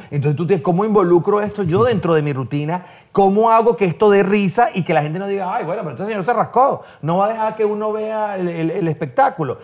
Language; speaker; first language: Spanish; native; Spanish